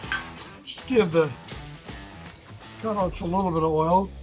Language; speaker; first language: English; native; English